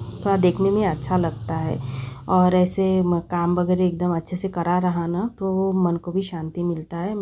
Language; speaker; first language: Hindi; non-native, local second language; Bangla